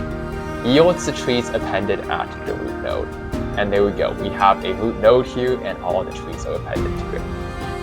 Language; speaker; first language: English; native; English